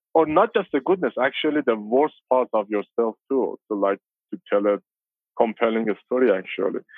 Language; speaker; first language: English; non-native, fluent; Persian